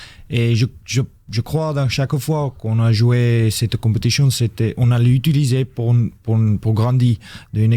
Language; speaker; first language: French; non-native, fluent; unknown